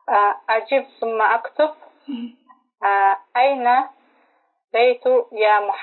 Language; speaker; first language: Arabic; non-native, learner; Tigrinya